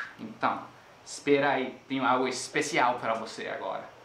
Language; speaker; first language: Portuguese; non-native, fluent; English